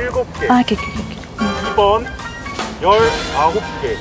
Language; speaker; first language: Korean; native; Korean